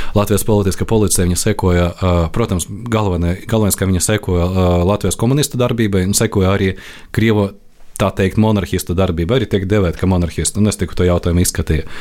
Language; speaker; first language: Latvian; non-native, local second language; Russian